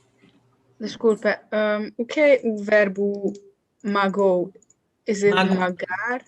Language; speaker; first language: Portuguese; non-native, learner; English